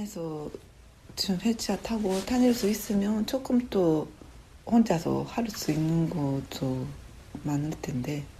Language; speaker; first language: Korean; non-native, learner; Japanese